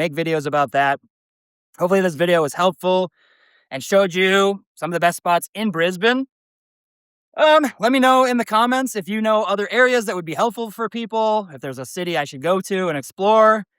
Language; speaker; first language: English; native; English